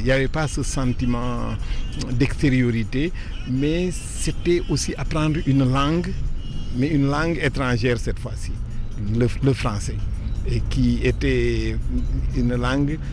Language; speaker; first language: French; native; French